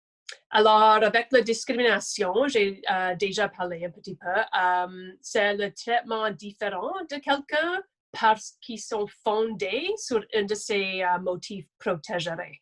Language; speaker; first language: French; non-native, local second language; English